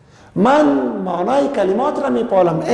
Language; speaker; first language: Persian; non-native, local second language; Pashto